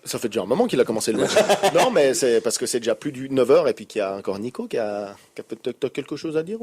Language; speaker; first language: French; native; French